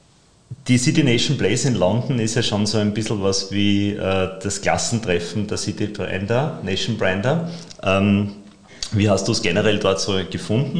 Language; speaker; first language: German; native; German